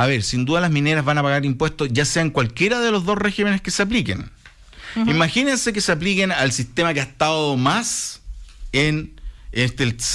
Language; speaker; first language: Spanish; native; Spanish